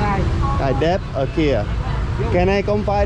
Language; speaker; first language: Vietnamese; non-native, learner; English